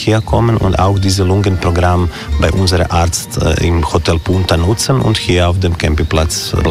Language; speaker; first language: German; non-native, learner; Croatian